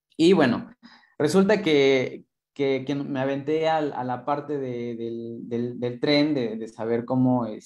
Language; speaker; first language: Spanish; non-native, local second language; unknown